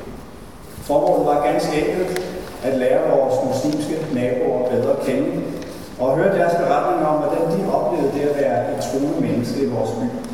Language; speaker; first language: Danish; native; Danish